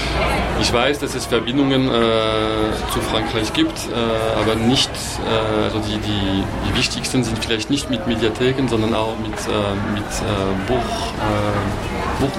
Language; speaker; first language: German; non-native, fluent; French